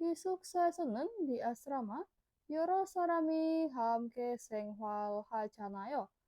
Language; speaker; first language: Korean; non-native, learner; Indonesian